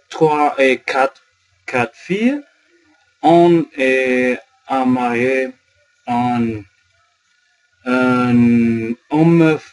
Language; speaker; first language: French; non-native, learner; Spanish